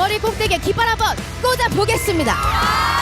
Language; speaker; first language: Korean; native; Korean